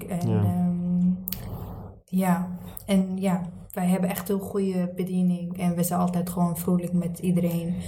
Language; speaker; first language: Dutch; early bilingual, other home language; Arabic